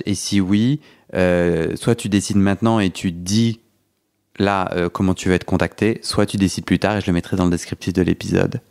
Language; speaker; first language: French; native; French